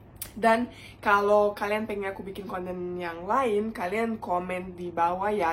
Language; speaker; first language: Indonesian; non-native, fluent; Bosnian